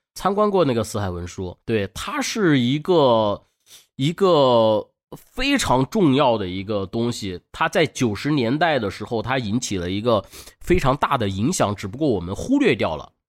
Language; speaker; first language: Chinese; native; Chinese